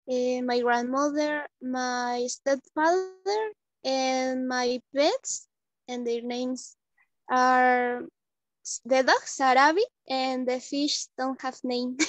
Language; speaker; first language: English; non-native, learner; Spanish